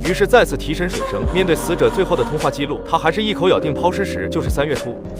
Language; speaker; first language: Chinese; native; Chinese